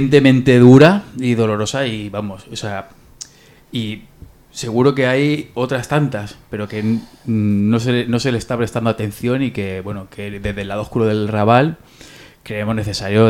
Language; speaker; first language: Spanish; native; Spanish